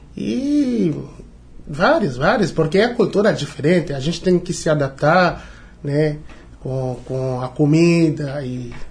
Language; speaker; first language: Portuguese; non-native, learner; Haitian Creole